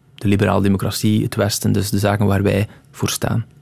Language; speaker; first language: Dutch; native; Dutch